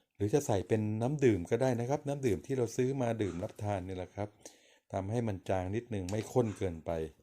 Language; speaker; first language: Thai; native; Thai